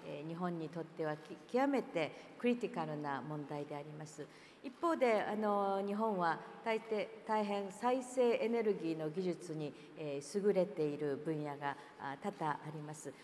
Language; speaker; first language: Japanese; native; Japanese